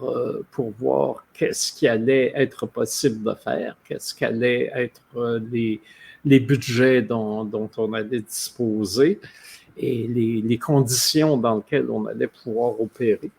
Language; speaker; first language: French; native; French